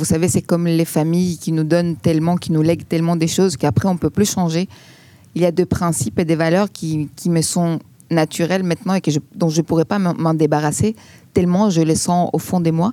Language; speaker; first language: French; non-native, fluent; Greek